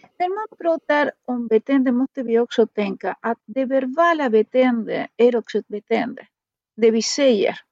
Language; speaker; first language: Swedish; non-native, fluent; Spanish